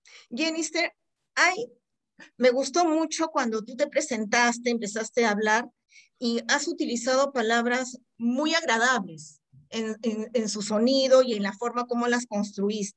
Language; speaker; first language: Spanish; native; Spanish